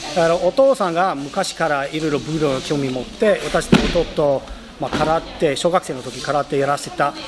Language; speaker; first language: Japanese; non-native, fluent; English